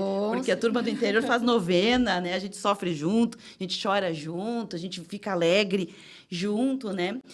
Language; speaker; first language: Portuguese; native; Portuguese